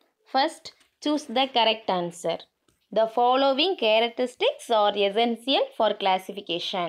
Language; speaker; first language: English; non-native, local second language; Tamil